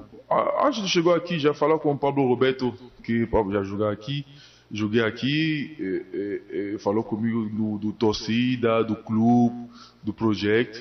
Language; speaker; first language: Portuguese; non-native, learner; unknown